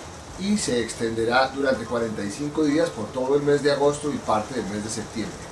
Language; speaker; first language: Spanish; native; Spanish